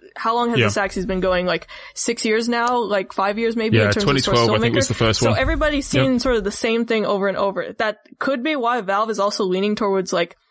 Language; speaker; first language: English; native; English